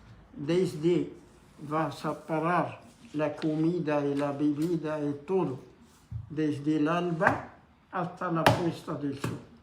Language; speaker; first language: Spanish; non-native, fluent; Arabic